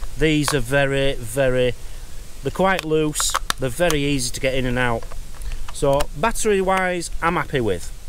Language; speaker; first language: English; native; English